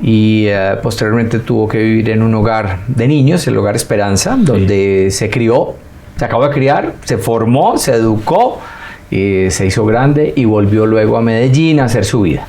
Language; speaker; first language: Spanish; native; Spanish